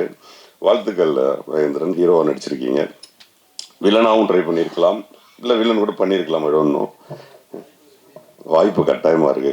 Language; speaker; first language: Tamil; native; Tamil